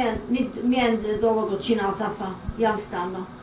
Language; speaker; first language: Hungarian; early bilingual, heritage; Hungarian